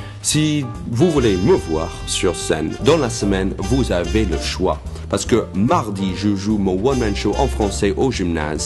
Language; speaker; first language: French; non-native, fluent; English